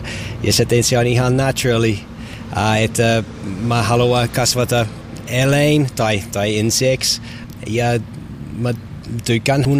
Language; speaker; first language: Finnish; non-native, learner; English